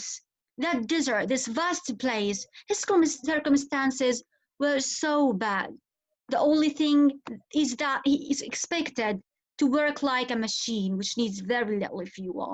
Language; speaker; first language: English; non-native, fluent; Arabic